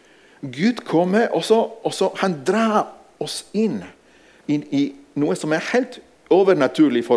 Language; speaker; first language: Norwegian; non-native, fluent; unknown